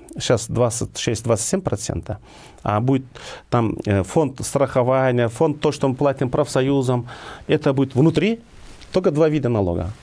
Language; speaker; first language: Russian; non-native, local second language; Kyrgyz